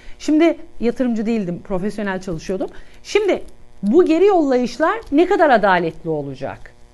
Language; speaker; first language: Turkish; native; Turkish